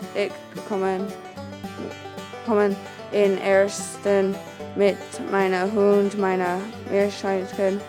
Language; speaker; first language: German; non-native, learner; English